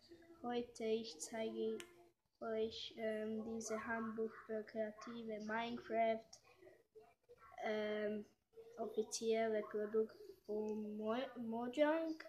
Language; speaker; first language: German; non-native, learner; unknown